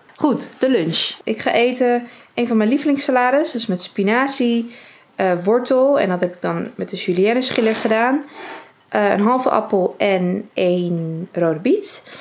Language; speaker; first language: Dutch; early bilingual, other home language; Armenian